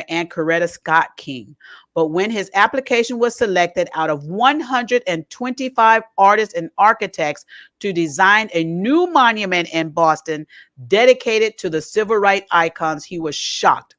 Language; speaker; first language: English; native; English